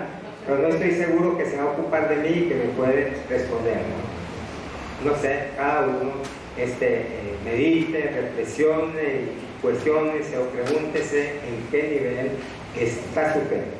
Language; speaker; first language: Spanish; native; Spanish